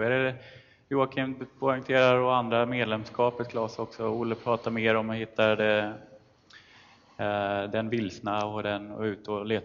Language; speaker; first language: Swedish; native; Swedish